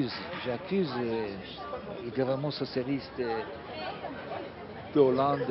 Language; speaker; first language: French; non-native, fluent; Hebrew